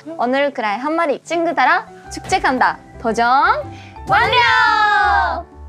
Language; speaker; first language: Korean; non-native, fluent; Japanese